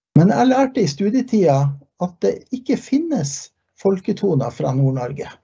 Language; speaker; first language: Norwegian; early bilingual, heritage; Norwegian